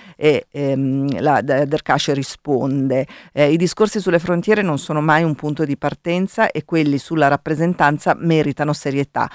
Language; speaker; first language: Italian; native; Italian